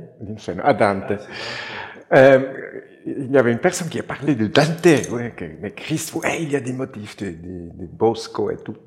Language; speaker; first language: French; non-native, local second language; German